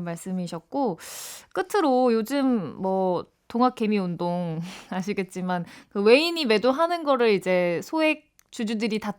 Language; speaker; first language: Korean; native; Korean